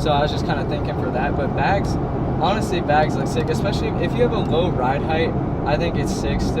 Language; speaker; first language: English; native; English